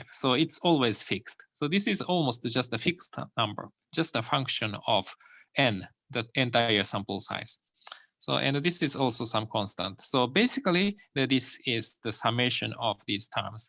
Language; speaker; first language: English; non-native, fluent; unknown